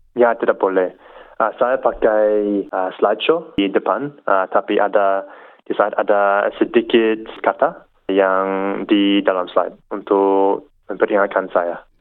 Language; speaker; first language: Indonesian; non-native, learner; English